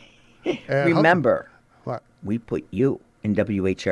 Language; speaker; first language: English; native; English